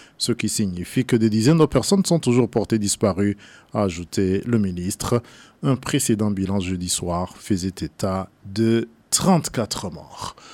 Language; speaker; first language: French; non-native, local second language; Rundi